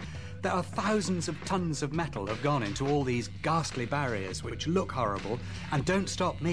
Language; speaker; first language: English; native; English